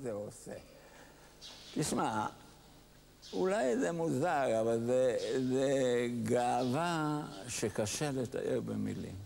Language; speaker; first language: Hebrew; non-native, fluent; Hungarian